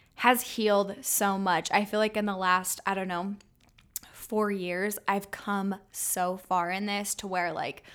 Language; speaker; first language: English; native; English